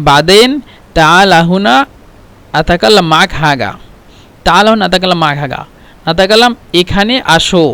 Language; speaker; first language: Arabic; non-native, fluent; Bangla